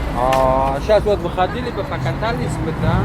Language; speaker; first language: Russian; non-native, local second language; Tajik